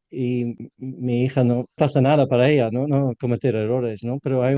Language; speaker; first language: Spanish; non-native, learner; English